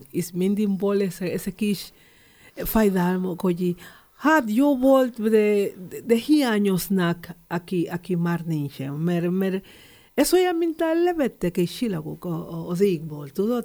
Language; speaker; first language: Hungarian; non-native, learner; Spanish